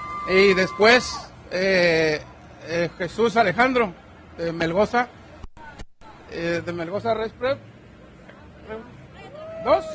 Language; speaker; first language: Spanish; native; Spanish